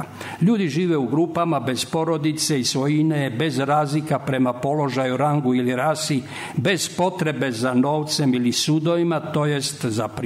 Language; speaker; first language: Serbian; native; Serbian